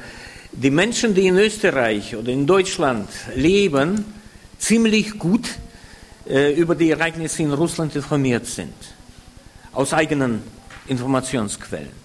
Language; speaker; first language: German; non-native, fluent; Russian